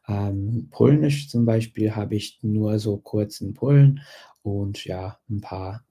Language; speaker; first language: German; non-native, fluent; English